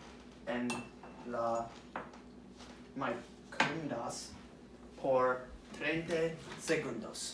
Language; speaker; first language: Spanish; non-native, learner; English